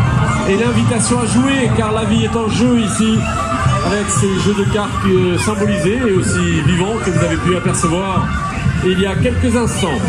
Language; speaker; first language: French; native; French